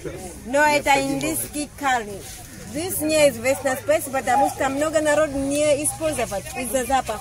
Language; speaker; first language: Russian; non-native, learner; Swahili